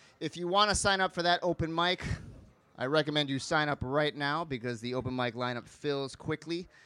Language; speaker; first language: English; native; English